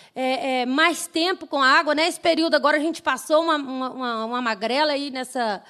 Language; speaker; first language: Portuguese; native; Portuguese